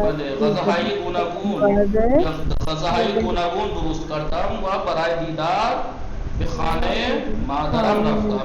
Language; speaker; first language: Persian; non-native, fluent; Urdu